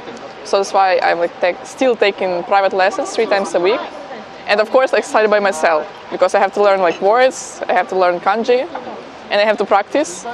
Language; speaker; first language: English; non-native, fluent; Ukrainian